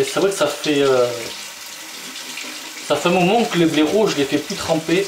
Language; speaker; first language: French; native; French